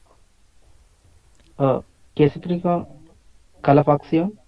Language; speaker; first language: Spanish; non-native, learner; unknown